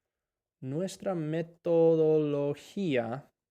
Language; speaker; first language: Spanish; non-native, fluent; English